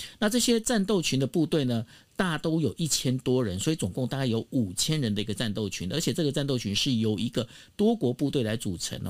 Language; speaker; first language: Chinese; native; Chinese